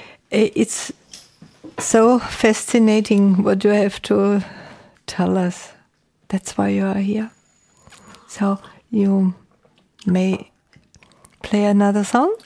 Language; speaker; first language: English; non-native, fluent; German